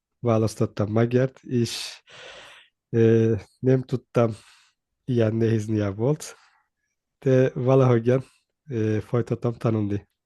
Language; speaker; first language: Hungarian; non-native, learner; Turkish